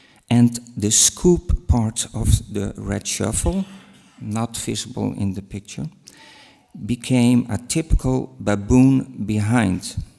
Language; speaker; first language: English; non-native, fluent; Western Frisian